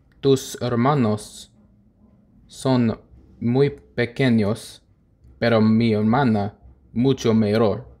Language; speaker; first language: Spanish; non-native, learner; English